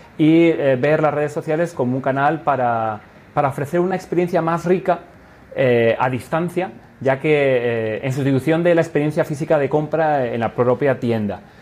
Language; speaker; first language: Spanish; native; Spanish